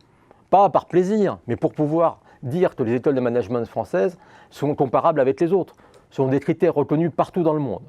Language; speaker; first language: French; native; French